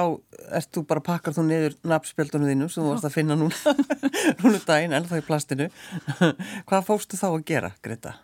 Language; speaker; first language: Icelandic; native; Icelandic